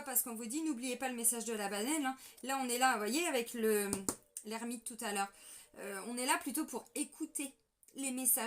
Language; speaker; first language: French; native; French